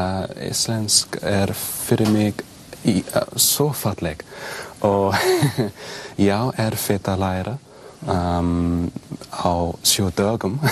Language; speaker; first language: Icelandic; non-native, learner; English